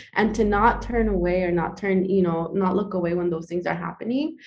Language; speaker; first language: English; early bilingual, other home language; Spanish